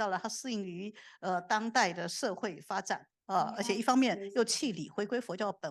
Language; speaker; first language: Chinese; native; Chinese